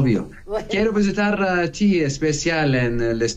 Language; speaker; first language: Spanish; non-native, learner; Arabic